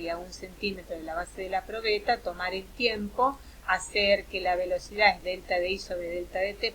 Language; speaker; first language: Spanish; native; Spanish